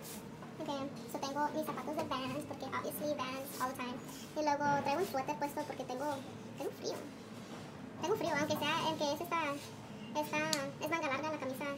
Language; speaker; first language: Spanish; early bilingual, heritage; Spanish